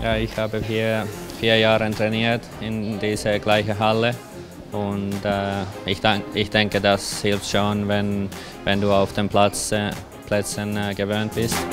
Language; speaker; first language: German; non-native, learner; Finnish